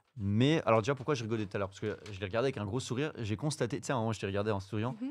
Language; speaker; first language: French; native; French